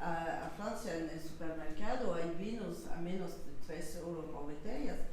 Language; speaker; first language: Spanish; non-native, learner; French